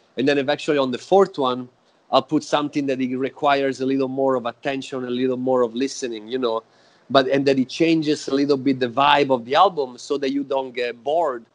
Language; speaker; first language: English; non-native, fluent; Italian